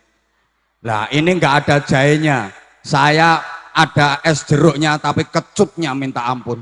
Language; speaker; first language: Indonesian; non-native, local second language; Javanese